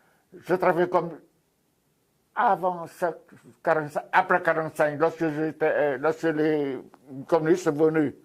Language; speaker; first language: French; non-native, fluent; Vietnamese